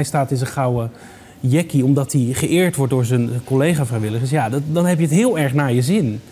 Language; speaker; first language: Dutch; native; Dutch